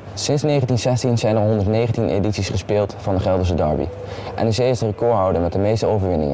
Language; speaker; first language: Dutch; native; Dutch